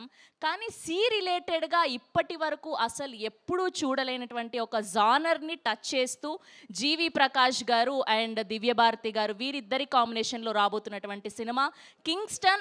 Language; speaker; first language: Telugu; native; Telugu